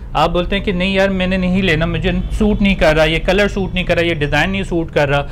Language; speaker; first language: Urdu; native; Urdu